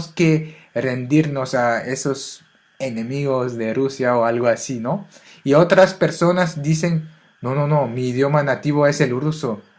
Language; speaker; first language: Spanish; non-native, fluent; French